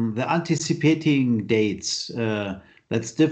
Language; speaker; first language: English; non-native, fluent; German